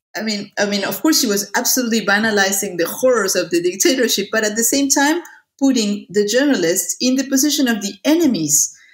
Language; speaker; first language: English; non-native, fluent; Spanish